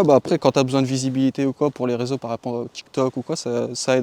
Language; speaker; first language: French; native; French